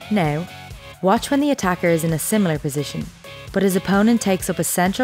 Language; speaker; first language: English; native; English